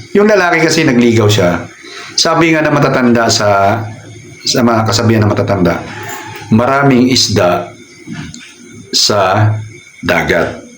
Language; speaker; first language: Filipino; native; Filipino